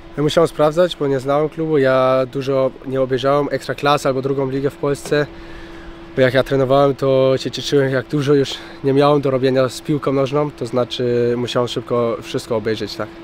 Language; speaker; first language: Polish; early bilingual, heritage; Polish